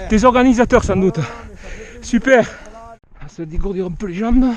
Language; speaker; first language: French; native; French